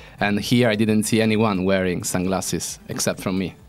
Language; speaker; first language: English; non-native, fluent; Italian